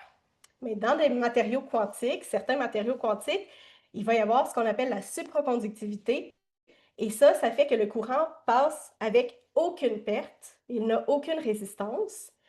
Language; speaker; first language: French; native; French